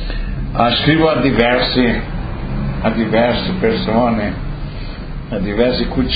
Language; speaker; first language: Italian; early bilingual, heritage; Portuguese